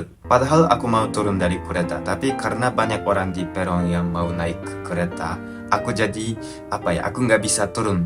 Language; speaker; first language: Indonesian; non-native, fluent; Japanese